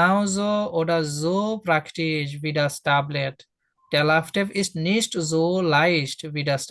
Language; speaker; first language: German; non-native, fluent; Bangla